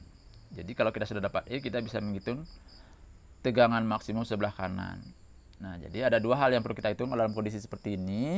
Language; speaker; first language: Indonesian; native; Indonesian